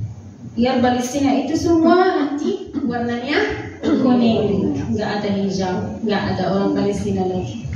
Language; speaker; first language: Indonesian; non-native, fluent; Arabic